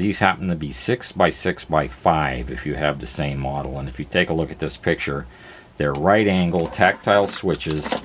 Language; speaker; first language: English; native; English